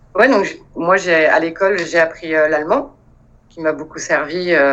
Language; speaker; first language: French; native; French